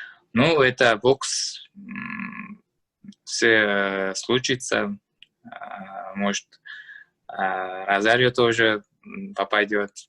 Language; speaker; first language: Russian; non-native, learner; Uzbek